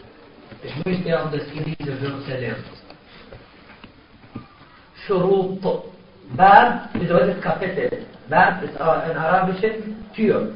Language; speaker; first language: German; non-native, fluent; Arabic